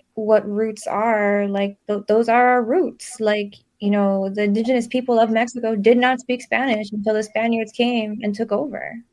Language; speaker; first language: English; early bilingual, other home language; Spanish